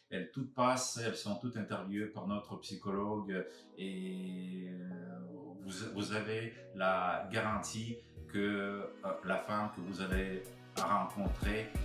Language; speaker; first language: French; non-native, fluent; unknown